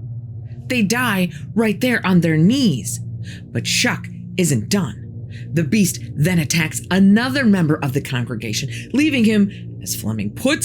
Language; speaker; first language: English; native; English